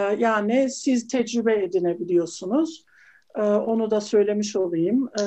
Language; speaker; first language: Turkish; early bilingual, heritage; Turkish